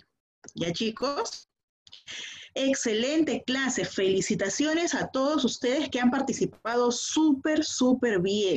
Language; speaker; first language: Spanish; native; Spanish